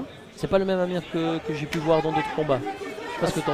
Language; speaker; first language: French; native; French